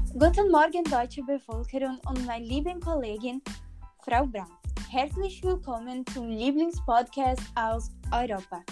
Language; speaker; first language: German; non-native, learner; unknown